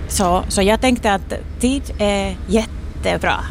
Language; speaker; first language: Swedish; non-native, local second language; Finnish